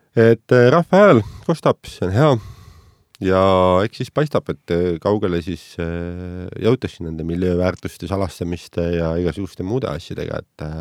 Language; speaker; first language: Estonian; native; Estonian